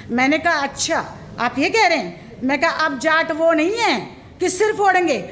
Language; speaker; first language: Hindi; native; Hindi